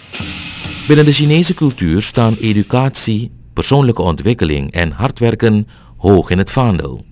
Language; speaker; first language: Dutch; native; Dutch